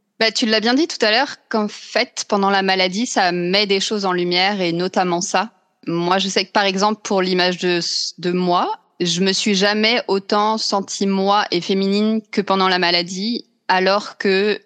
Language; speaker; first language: French; native; French